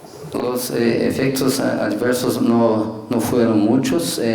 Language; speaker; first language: Spanish; non-native, fluent; Portuguese